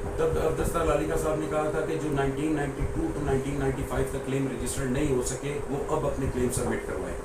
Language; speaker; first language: Urdu; early bilingual, heritage; Urdu